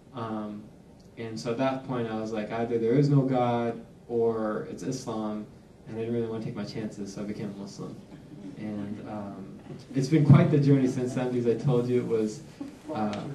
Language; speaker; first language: English; native; English